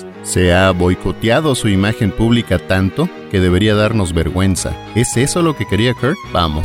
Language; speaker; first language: Spanish; native; Spanish